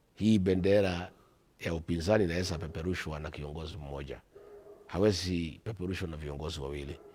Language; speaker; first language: Swahili; non-native, local second language; Kikuyu